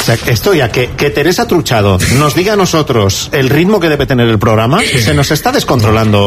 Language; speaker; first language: Spanish; native; Spanish